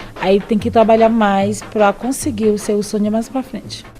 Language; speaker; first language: Portuguese; non-native, learner; Haitian Creole